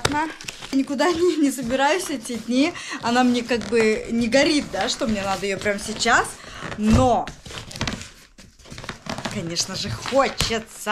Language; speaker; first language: Russian; native; Russian